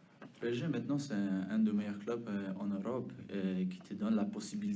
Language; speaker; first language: French; non-native, fluent; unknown